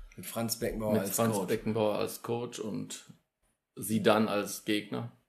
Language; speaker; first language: German; early bilingual, other home language; Polish